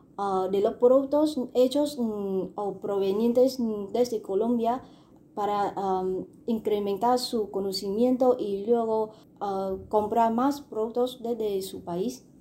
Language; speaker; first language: Spanish; non-native, fluent; Vietnamese